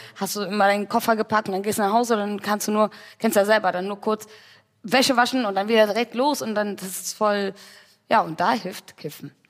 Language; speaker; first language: German; early bilingual, other home language; Tigrinya